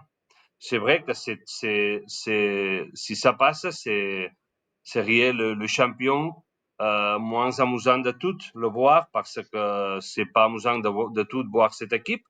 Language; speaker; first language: French; non-native, learner; Spanish